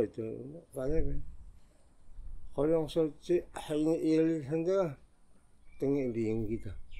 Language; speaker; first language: Chinese; non-native, local second language; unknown